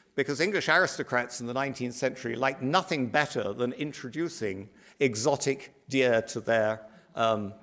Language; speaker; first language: English; native; English